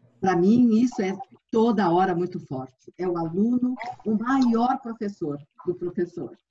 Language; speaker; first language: Portuguese; native; Portuguese